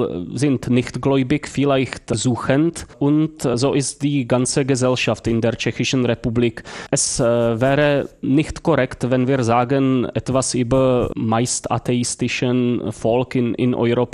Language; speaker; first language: German; non-native, fluent; Czech